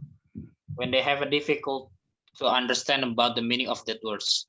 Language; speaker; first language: English; non-native, fluent; Indonesian